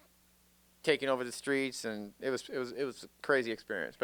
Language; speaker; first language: English; native; English